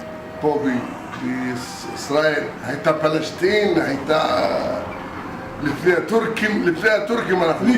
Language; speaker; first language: Hebrew; non-native, local second language; Arabic